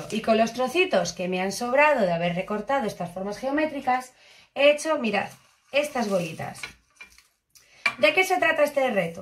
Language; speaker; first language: Spanish; native; Spanish